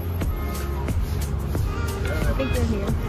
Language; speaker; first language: English; non-native, local second language; Filipino